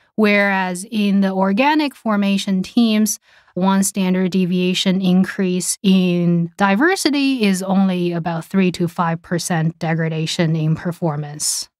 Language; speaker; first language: English; non-native, fluent; Chinese